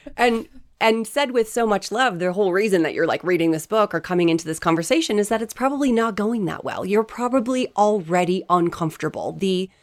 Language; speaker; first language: English; native; English